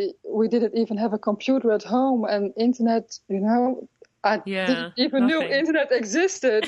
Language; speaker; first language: English; non-native, fluent; Dutch